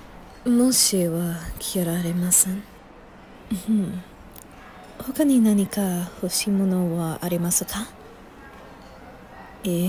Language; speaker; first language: Japanese; non-native, learner; English